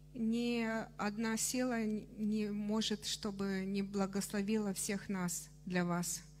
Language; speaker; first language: Russian; non-native, fluent; Romanian